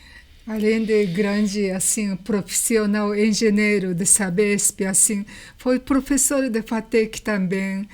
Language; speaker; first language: Portuguese; non-native, learner; Japanese